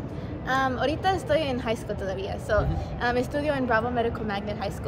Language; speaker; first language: Spanish; early bilingual, heritage; Spanish